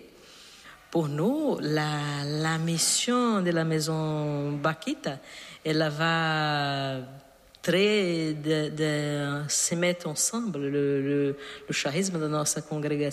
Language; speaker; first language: French; non-native, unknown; Portuguese